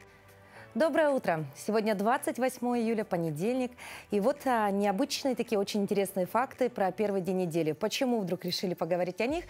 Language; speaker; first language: Russian; native; Russian